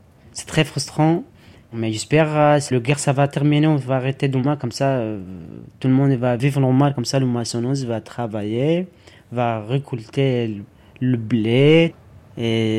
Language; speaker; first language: French; non-native, learner; Arabic